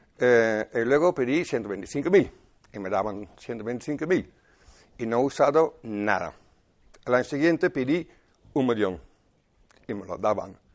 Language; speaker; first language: Spanish; non-native, fluent; Dutch